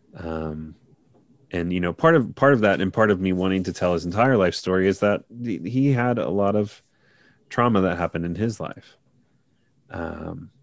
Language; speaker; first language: English; native; English